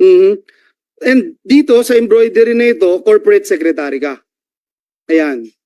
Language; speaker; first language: Filipino; native; Filipino